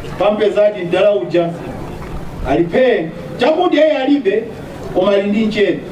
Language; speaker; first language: Nyanja; non-native, local second language; Tumbuka